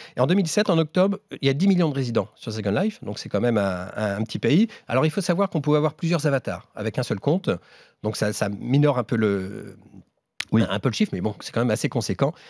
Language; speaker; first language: French; native; French